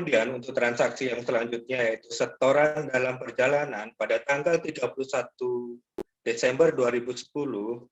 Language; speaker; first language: Indonesian; native; Indonesian